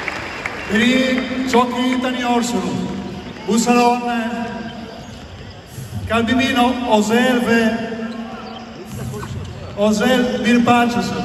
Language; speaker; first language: Turkish; non-native, learner; Italian